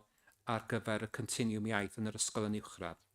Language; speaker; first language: Welsh; native; Welsh